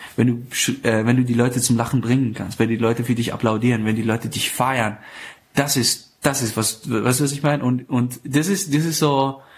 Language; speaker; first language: German; non-native, fluent; Persian